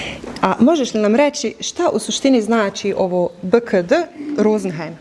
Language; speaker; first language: Bosnian; native; Bosnian